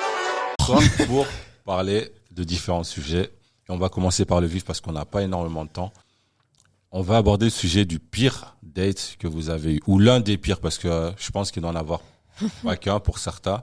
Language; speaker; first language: French; native; French